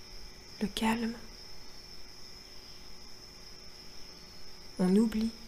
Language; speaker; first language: French; native; French